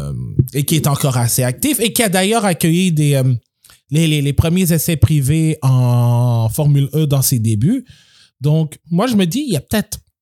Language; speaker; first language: French; native; French